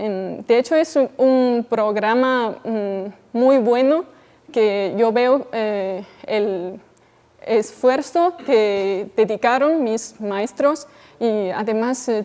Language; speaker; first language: Spanish; non-native, fluent; Chinese